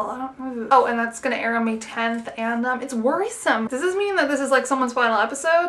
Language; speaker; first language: English; native; English